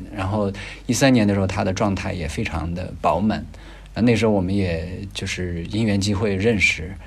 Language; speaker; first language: Chinese; native; Chinese